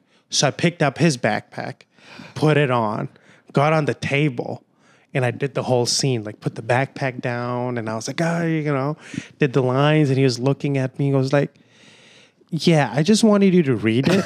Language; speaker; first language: English; non-native, local second language; Urdu